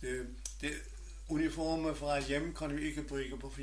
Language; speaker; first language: Norwegian; non-native, learner; German